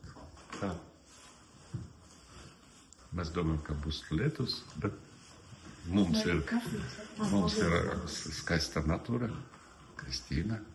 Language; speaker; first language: Latvian; non-native, local second language; Russian